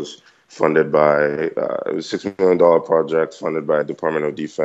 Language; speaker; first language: English; non-native, local second language; Yoruba